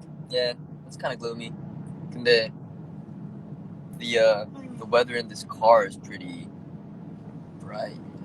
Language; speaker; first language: English; early bilingual, other home language; Korean